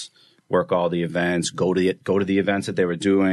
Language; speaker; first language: English; native; English